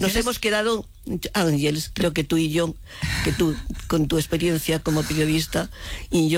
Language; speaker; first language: Spanish; native; Spanish